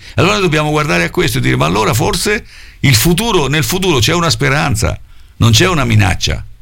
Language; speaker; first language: Italian; native; Italian